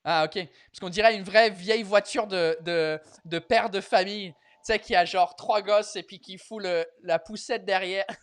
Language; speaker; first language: French; non-native, fluent; English